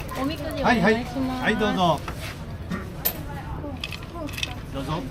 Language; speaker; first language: Japanese; non-native, learner; Korean